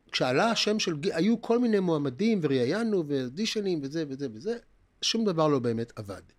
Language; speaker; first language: Hebrew; native; Hebrew